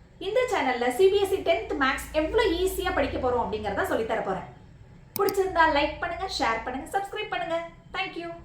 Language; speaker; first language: Tamil; native; Tamil